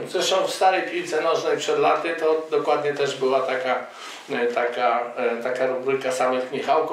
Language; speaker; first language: Polish; native; Polish